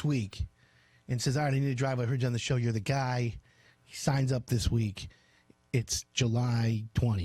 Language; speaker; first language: English; native; English